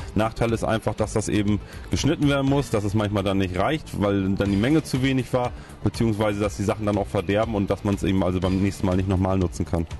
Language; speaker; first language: German; native; German